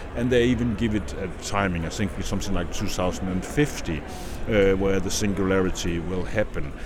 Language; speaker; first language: English; non-native, fluent; Danish